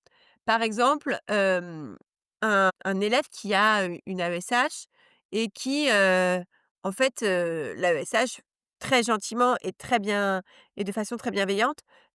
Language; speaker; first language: French; native; French